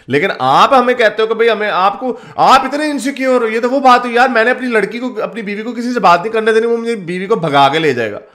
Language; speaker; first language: Urdu; native; Urdu